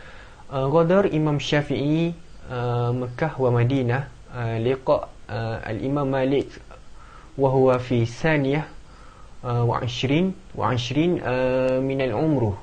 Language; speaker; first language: Arabic; non-native, learner; Malay